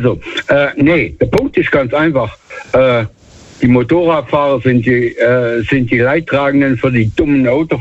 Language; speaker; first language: German; native; German